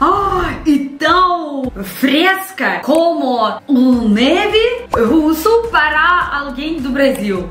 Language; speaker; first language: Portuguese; non-native, learner; Russian